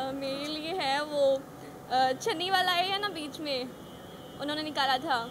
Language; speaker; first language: Hindi; native; Hindi